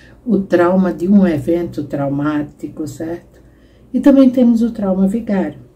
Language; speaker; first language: Portuguese; native; Portuguese